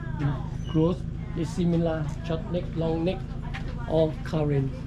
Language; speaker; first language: English; non-native, learner; Thai